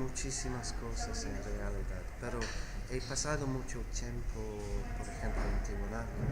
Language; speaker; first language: Spanish; non-native, fluent; English